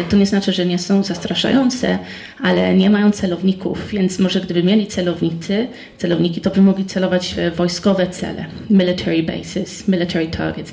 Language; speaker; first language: Polish; non-native, fluent; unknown